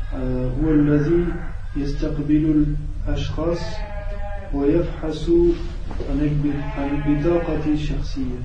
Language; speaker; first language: Arabic; non-native, learner; French